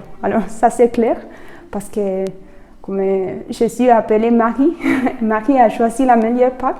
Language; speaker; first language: French; non-native, fluent; Spanish